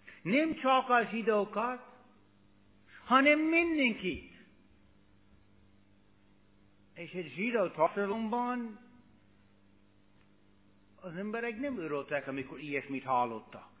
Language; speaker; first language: Hungarian; non-native, fluent; English